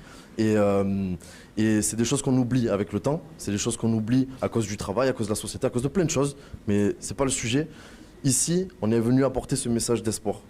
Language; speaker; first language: French; native; French